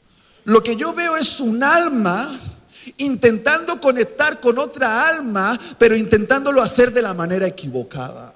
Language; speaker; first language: Spanish; native; Spanish